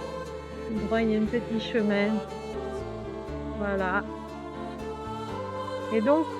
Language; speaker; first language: French; native; French